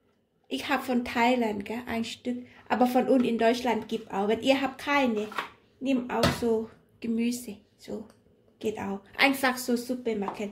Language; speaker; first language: German; non-native, learner; Thai